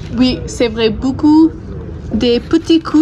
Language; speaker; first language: French; non-native, learner; English